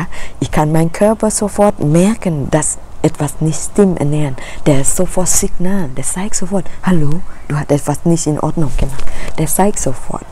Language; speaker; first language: German; non-native, learner; Thai